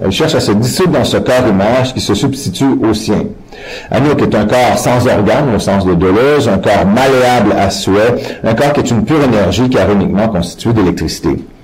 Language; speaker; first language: French; native; French